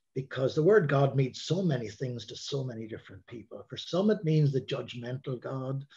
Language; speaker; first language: English; native; English